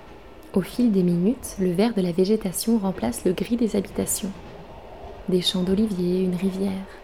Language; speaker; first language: French; native; French